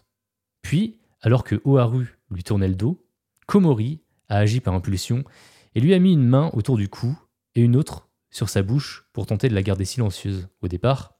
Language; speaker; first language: French; native; French